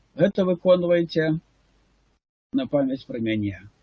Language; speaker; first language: Russian; non-native, local second language; Ukrainian